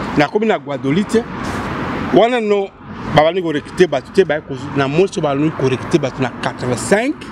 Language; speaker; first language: Lingala; non-native, local second language; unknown